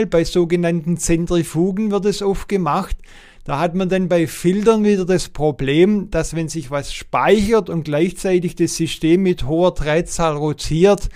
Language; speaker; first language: German; native; German